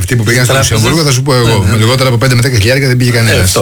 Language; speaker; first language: Greek; native; Greek